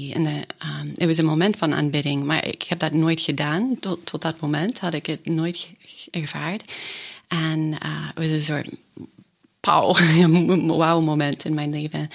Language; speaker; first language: Dutch; non-native, fluent; English